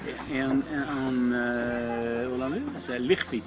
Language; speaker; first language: French; non-native, learner; Dutch